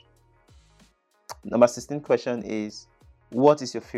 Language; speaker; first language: English; native; English